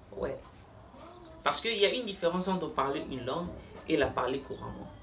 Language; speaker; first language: French; non-native, local second language; Lingala